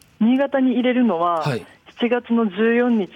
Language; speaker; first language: Japanese; native; Japanese